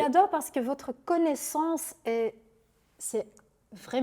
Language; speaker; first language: French; non-native, local second language; Dutch